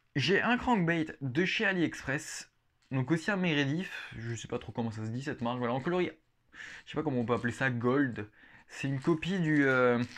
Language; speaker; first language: French; native; French